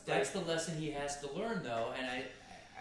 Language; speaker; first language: English; native; English